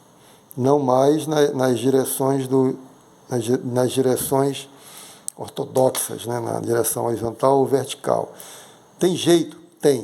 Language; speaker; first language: Portuguese; native; Portuguese